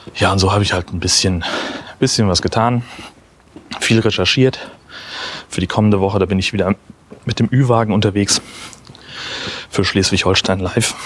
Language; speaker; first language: German; native; German